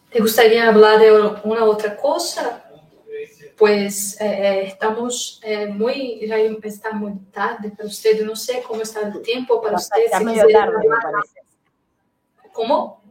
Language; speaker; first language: Spanish; non-native, learner; Portuguese